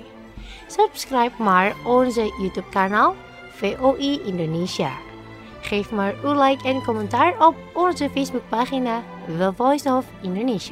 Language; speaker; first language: Dutch; non-native, learner; Indonesian